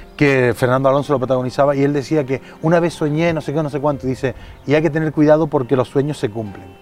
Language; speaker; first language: Spanish; native; Spanish